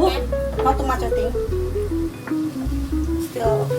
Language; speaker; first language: English; non-native, learner; Indonesian